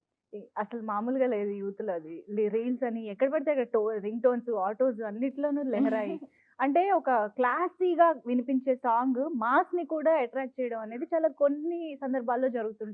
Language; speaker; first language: Telugu; native; Telugu